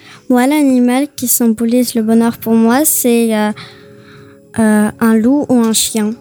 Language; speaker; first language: French; early bilingual, other home language; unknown